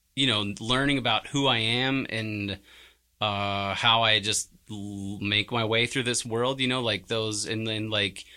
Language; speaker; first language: English; native; English